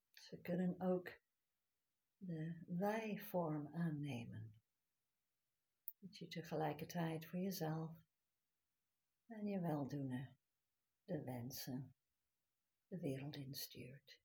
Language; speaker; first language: Dutch; non-native, fluent; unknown